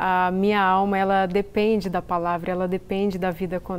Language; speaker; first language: Portuguese; native; Portuguese